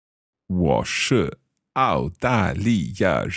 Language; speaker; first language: Chinese; non-native, learner; English